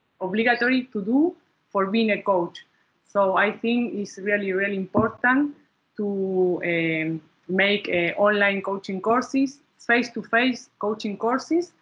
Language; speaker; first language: English; non-native, learner; Spanish